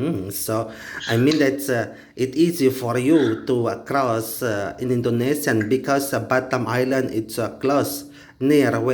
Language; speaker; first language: English; non-native, learner; Indonesian